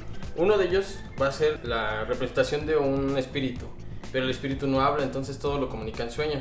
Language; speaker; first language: Spanish; native; Spanish